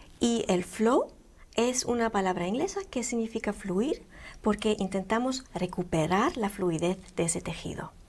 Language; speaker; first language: Spanish; non-native, fluent; Greek